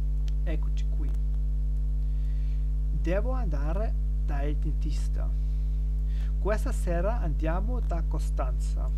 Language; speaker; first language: Italian; non-native, learner; German